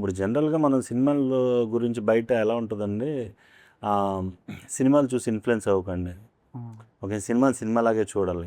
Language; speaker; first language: Telugu; native; Telugu